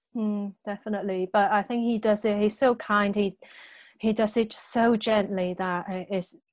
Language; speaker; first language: English; non-native, local second language; Cantonese